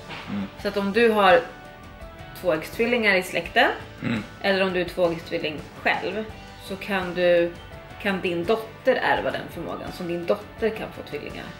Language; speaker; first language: Swedish; native; Swedish